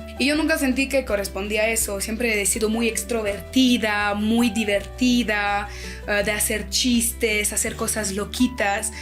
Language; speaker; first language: Spanish; non-native, fluent; French